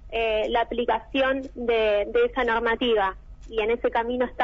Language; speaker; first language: Spanish; native; Spanish